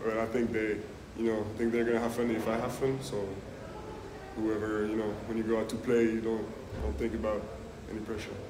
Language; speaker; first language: English; non-native, fluent; French